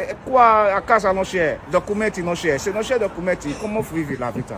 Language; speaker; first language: Italian; non-native, learner; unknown